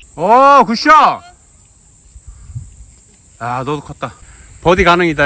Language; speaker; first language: Korean; native; Korean